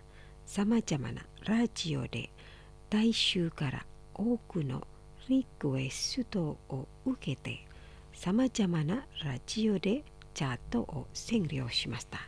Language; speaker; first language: Japanese; non-native, fluent; Indonesian